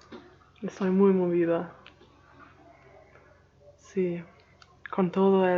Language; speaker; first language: Spanish; non-native, learner; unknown